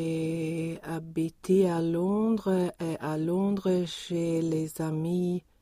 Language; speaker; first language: French; non-native, learner; Swedish